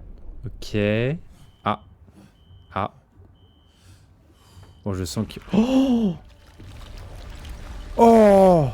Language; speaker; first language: French; native; French